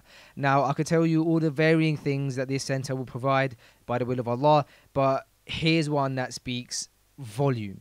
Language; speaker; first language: English; native; English